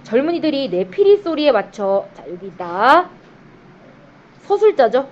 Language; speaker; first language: Korean; native; Korean